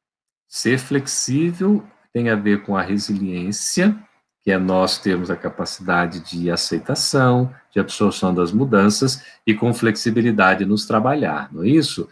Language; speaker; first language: Portuguese; native; Portuguese